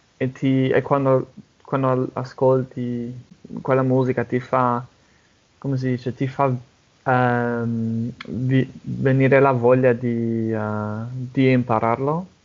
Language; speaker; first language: Italian; non-native, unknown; English